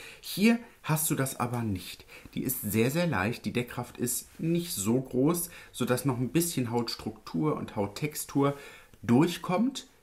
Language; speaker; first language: German; early bilingual, other home language; Italian